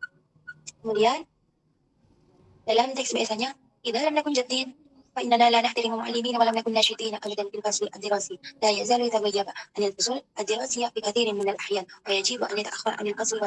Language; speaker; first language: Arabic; non-native, learner; Indonesian